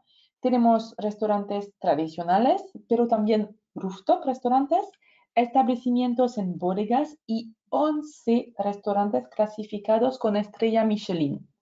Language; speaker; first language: Spanish; non-native, fluent; French